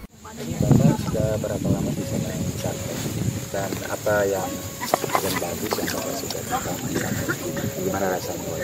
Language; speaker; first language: Indonesian; non-native, fluent; English